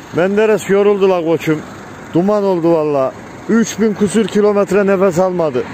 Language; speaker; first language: Turkish; native; Turkish